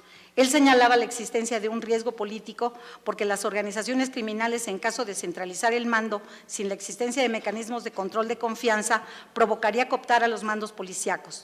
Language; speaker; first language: Spanish; native; Spanish